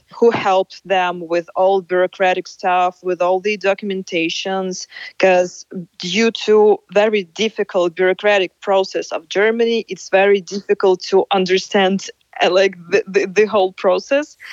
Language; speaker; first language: English; non-native, fluent; Ukrainian